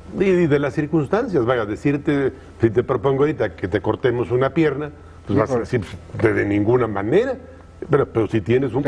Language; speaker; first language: Spanish; native; Spanish